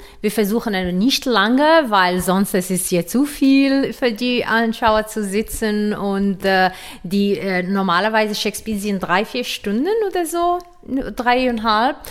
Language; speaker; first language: German; non-native, learner; Arabic